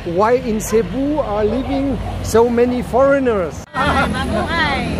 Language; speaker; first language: English; non-native, fluent; German